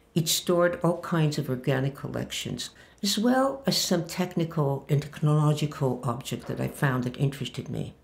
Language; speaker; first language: English; early bilingual, other home language; Hebrew